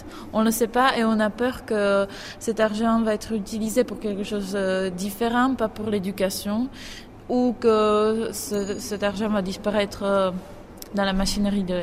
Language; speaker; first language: French; non-native, fluent; Czech